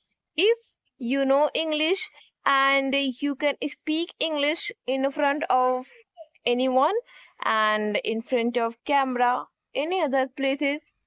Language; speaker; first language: English; non-native, learner; Hindi